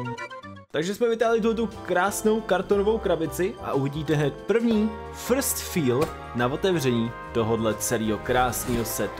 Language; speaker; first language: Czech; native; Czech